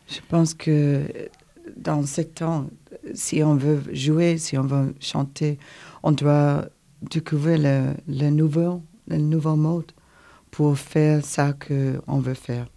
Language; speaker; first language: French; non-native, learner; English